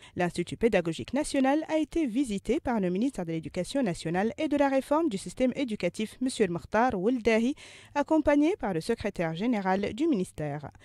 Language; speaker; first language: French; non-native, local second language; Arabic